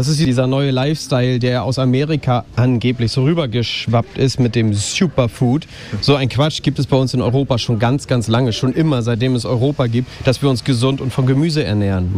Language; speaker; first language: German; native; German